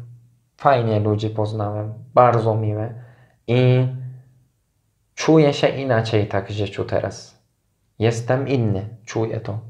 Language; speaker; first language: Polish; non-native, fluent; Turkish